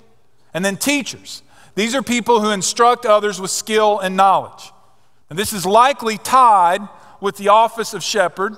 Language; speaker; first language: English; native; English